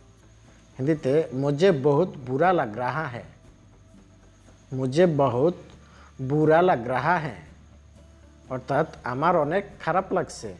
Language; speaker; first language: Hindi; non-native, local second language; Bangla